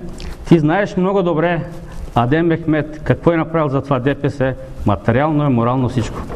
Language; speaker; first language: Bulgarian; non-native, local second language; Turkish